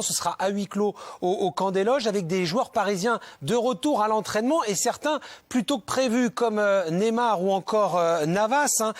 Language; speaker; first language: French; native; French